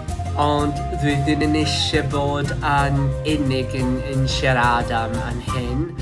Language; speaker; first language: Welsh; non-native, learner; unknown